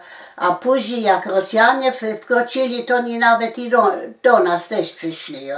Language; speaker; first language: Polish; non-native, local second language; Kashubian